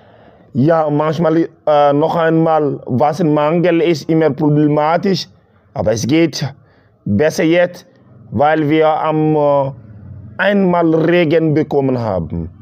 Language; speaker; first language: German; non-native, learner; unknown